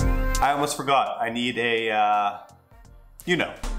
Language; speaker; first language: English; native; English